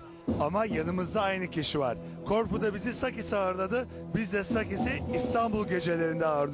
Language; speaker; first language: Turkish; native; Turkish